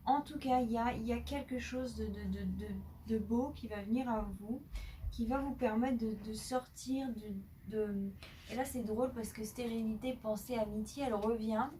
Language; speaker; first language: French; native; French